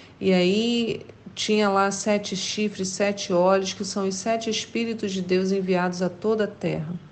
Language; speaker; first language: Portuguese; native; Portuguese